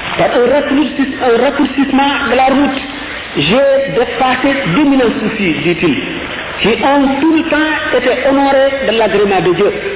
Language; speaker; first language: French; non-native, local second language; Wolof